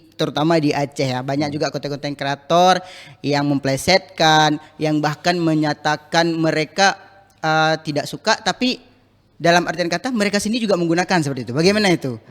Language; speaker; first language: Indonesian; non-native, local second language; Minangkabau